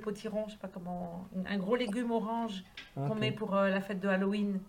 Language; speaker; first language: French; native; French